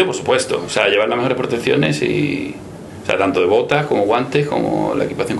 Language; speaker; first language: Spanish; native; Spanish